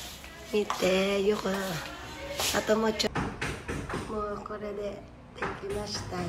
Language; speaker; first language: Japanese; non-native, fluent; Filipino